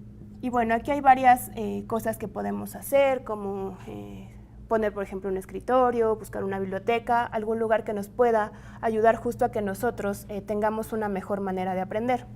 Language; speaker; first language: Spanish; native; Spanish